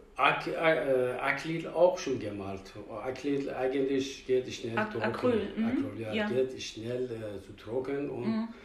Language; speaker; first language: German; non-native, fluent; Persian